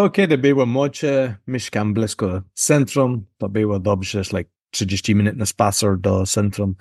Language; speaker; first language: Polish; non-native, learner; English